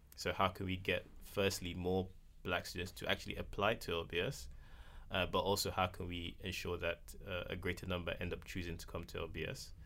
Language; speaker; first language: English; non-native, local second language; Yoruba